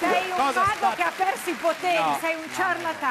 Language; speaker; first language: Italian; native; Italian